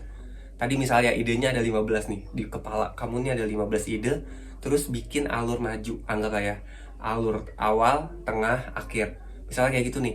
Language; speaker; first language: Indonesian; native; Indonesian